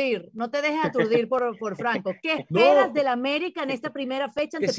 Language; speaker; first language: Spanish; native; Spanish